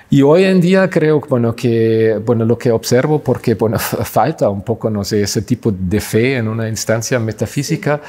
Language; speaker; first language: Spanish; non-native, fluent; German